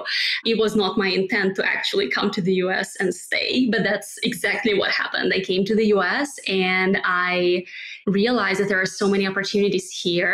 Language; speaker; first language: English; non-native, fluent; Russian